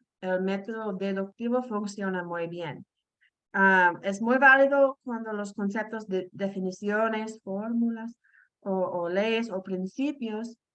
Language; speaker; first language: Spanish; non-native, fluent; English